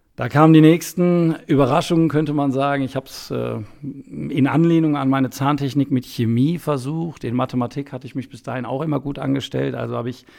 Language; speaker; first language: German; native; German